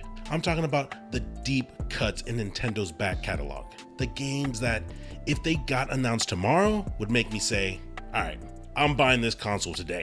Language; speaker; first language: English; native; English